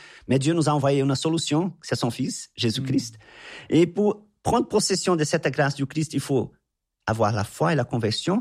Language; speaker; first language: French; non-native, fluent; Portuguese